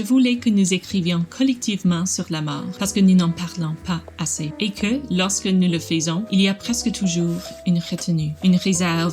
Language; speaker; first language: French; non-native, learner; English